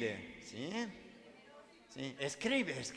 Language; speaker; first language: Spanish; non-native, learner; French